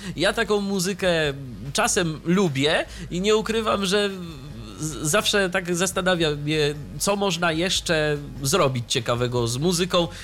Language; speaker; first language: Polish; native; Polish